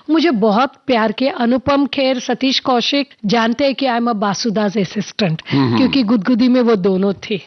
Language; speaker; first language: Hindi; non-native, local second language; Telugu